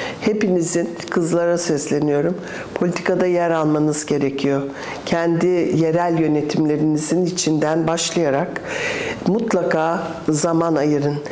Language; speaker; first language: Turkish; early bilingual, other home language; English